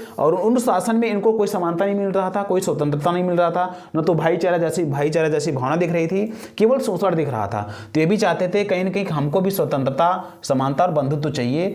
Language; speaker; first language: Hindi; native; Hindi